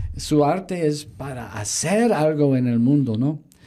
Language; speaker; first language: Spanish; non-native, fluent; English